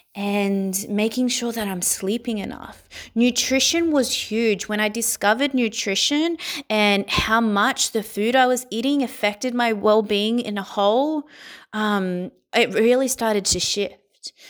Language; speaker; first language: English; native; English